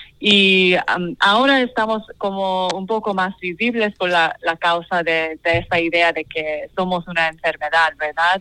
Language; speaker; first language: Spanish; non-native, fluent; English